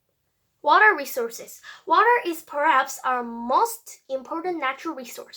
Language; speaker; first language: English; non-native, fluent; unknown